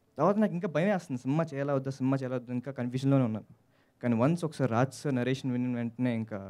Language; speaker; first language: Telugu; native; Telugu